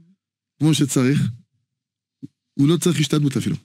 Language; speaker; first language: Hebrew; non-native, fluent; French